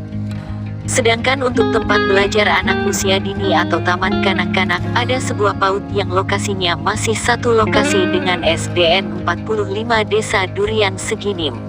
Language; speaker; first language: Indonesian; native; Indonesian